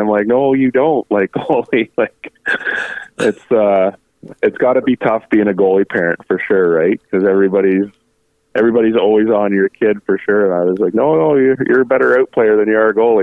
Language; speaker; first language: English; native; English